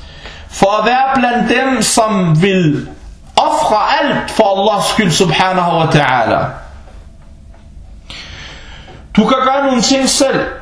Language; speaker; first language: Danish; non-native, fluent; Arabic